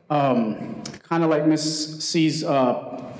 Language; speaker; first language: English; early bilingual, other home language; Spanish